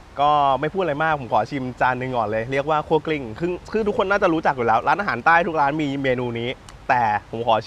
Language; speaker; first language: Thai; native; Thai